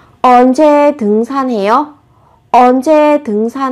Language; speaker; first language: Korean; non-native, fluent; Vietnamese